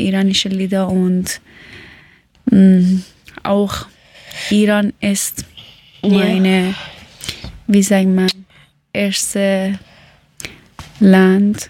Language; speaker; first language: German; non-native, learner; Persian